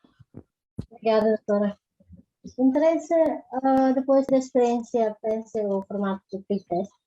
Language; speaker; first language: Portuguese; non-native, local second language; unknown